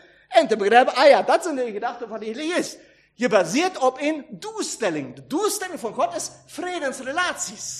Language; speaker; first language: Dutch; non-native, fluent; German